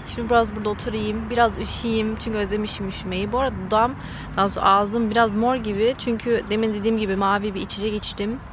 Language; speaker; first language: Turkish; early bilingual, heritage; Turkish